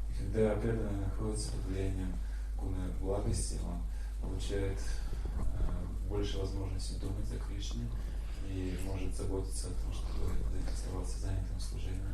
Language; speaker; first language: Russian; native; Russian